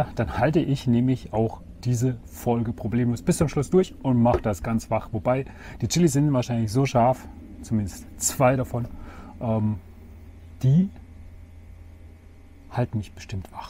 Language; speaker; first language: German; native; German